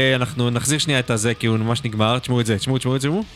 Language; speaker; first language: Hebrew; early bilingual, other home language; Hungarian